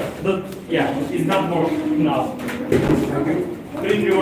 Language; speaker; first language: English; non-native, fluent; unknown